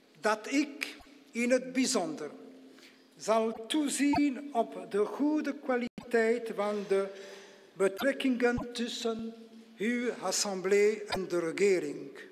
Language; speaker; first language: Dutch; non-native, local second language; French